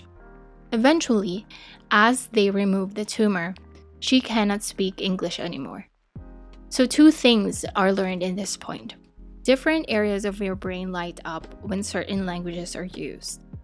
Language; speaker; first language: English; non-native, local second language; Filipino